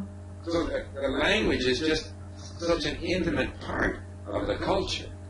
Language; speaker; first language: English; non-native, fluent; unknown